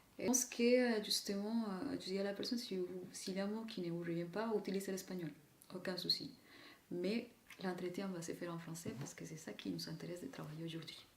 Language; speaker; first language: French; non-native, fluent; Spanish